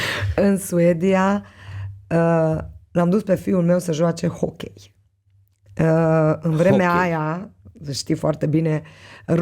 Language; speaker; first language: Romanian; non-native, local second language; Hungarian